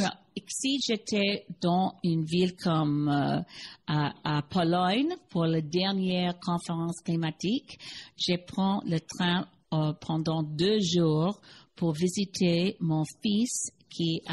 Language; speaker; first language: French; non-native, learner; English